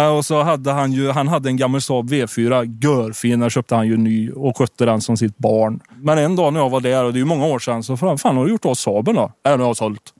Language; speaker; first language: Swedish; native; Swedish